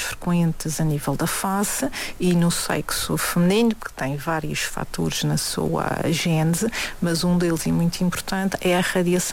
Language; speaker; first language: Portuguese; native; Portuguese